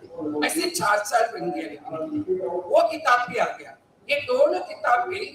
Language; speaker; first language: Hindi; non-native, local second language; Tamil